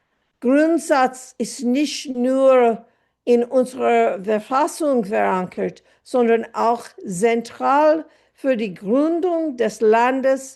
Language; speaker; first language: German; non-native, fluent; English